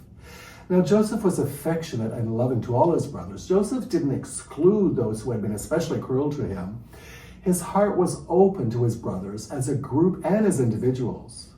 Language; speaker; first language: English; native; English